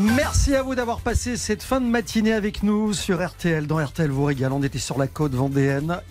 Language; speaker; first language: French; native; French